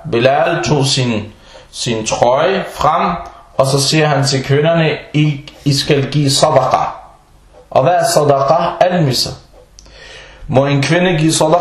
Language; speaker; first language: Danish; non-native, fluent; Arabic